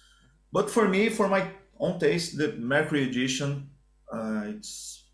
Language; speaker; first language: English; non-native, learner; Portuguese